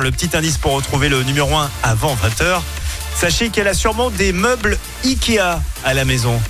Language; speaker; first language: French; native; French